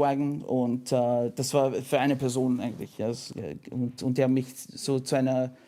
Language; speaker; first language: German; non-native, fluent; English